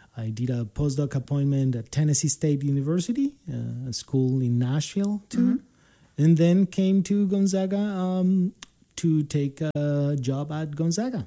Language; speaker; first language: English; non-native, fluent; Spanish